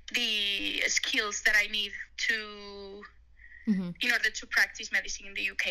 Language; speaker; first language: English; non-native, fluent; Spanish